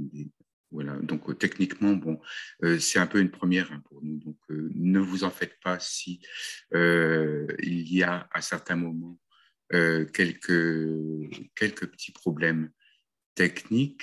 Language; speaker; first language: French; native; French